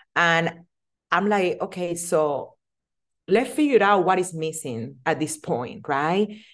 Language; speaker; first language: English; non-native, fluent; Spanish